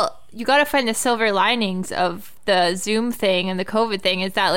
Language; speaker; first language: English; native; English